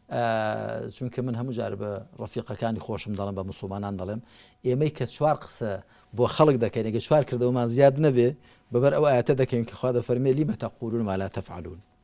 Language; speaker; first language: Central Kurdish; native; Central Kurdish